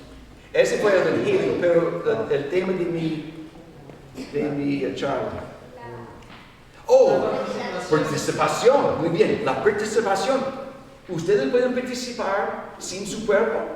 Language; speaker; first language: Spanish; non-native, fluent; English